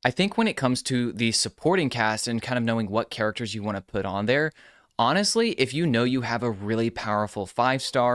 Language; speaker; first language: English; native; English